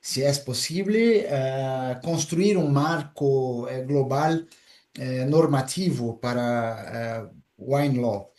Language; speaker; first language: Spanish; non-native, fluent; Portuguese